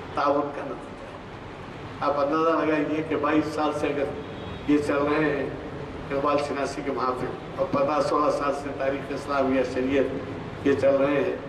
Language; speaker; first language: Urdu; native; Urdu